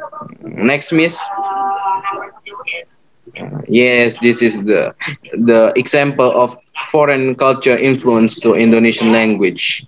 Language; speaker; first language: English; non-native, learner; Indonesian